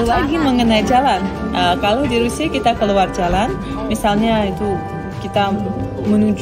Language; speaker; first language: Indonesian; non-native, fluent; Russian